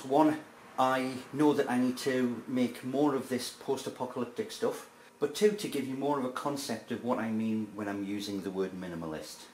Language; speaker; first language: English; native; English